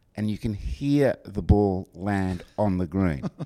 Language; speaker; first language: English; native; English